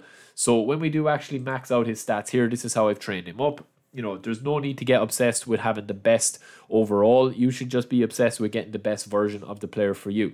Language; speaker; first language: English; native; English